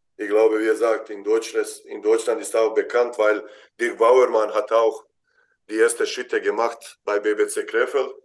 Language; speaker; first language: German; non-native, fluent; Bosnian